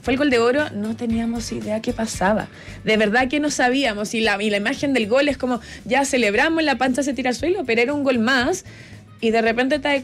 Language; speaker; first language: Spanish; native; Spanish